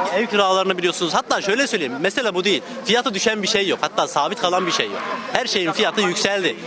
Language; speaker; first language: Turkish; native; Turkish